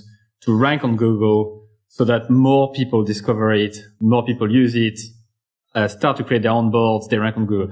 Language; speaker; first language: English; non-native, fluent; French